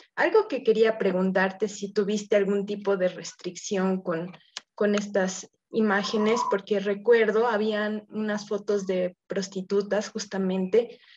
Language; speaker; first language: Spanish; native; Spanish